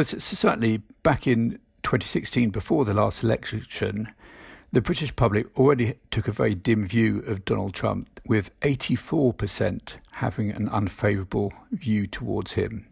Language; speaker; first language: English; native; English